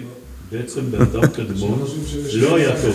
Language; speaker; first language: Hebrew; native; Hebrew